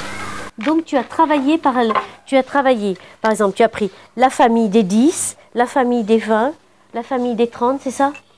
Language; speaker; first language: French; native; French